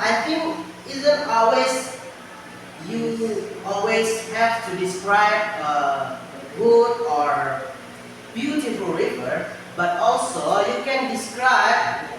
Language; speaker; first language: English; non-native, learner; Indonesian